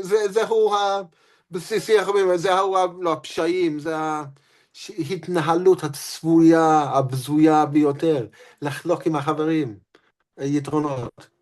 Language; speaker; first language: Hebrew; non-native, fluent; English